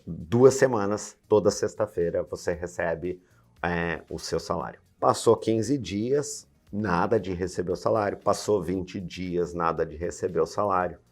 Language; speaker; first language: Portuguese; native; Portuguese